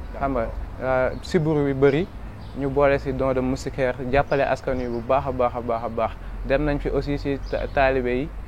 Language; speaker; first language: Wolof; native; Wolof